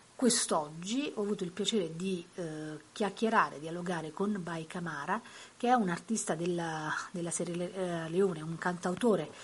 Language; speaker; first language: Italian; native; Italian